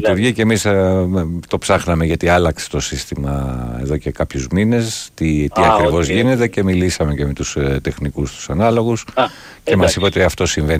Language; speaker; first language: Greek; native; Greek